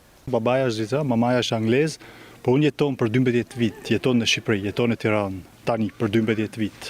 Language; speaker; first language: Albanian; non-native, learner; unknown